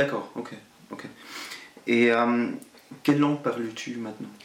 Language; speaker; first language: French; non-native, local second language; German